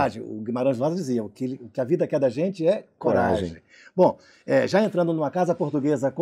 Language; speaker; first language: Portuguese; native; Portuguese